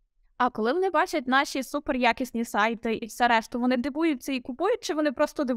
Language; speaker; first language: Ukrainian; native; Ukrainian